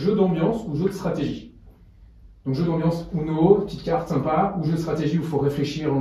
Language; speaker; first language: French; native; French